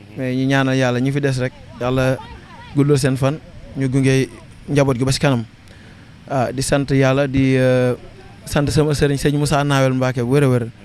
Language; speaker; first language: Wolof; non-native, local second language; Serer